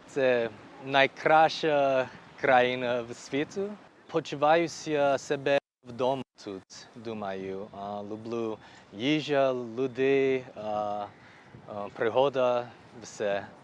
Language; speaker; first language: Ukrainian; non-native, learner; English